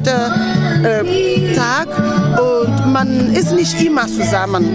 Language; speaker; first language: German; non-native, fluent; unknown